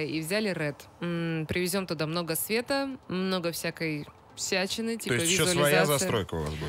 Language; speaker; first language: Russian; native; Russian